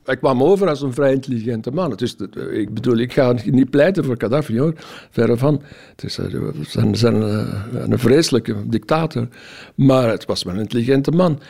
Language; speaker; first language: Dutch; native; Dutch